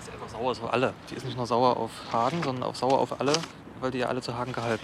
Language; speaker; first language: German; native; German